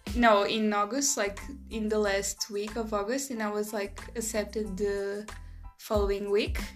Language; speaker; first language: English; non-native, fluent; Portuguese